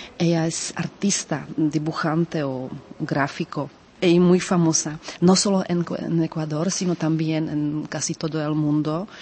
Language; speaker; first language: Spanish; non-native, fluent; Czech